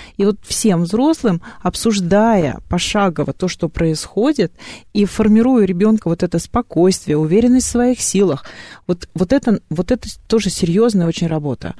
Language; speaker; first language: Russian; native; Russian